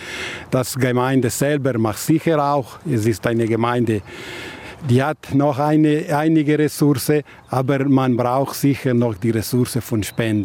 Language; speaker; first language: German; non-native, local second language; Italian